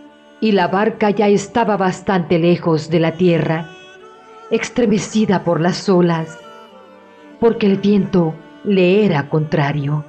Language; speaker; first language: Spanish; native; Spanish